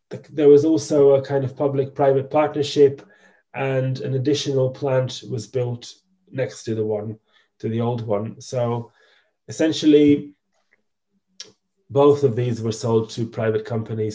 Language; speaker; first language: English; non-native, fluent; Macedonian